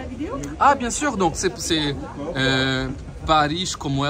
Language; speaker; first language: French; non-native, fluent; Portuguese